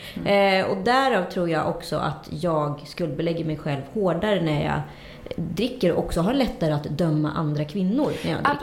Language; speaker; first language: Swedish; native; Swedish